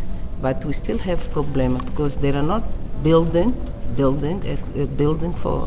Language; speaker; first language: English; non-native, learner; Portuguese